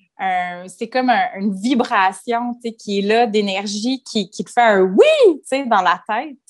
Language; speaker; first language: French; native; French